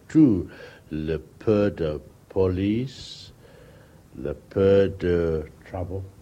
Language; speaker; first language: French; non-native, learner; English